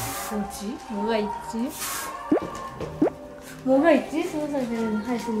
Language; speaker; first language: Korean; native; Korean